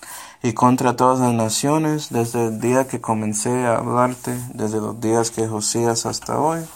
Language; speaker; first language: Spanish; non-native, fluent; English